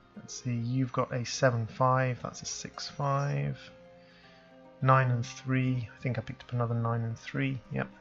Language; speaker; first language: English; native; English